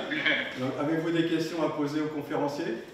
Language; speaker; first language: French; native; French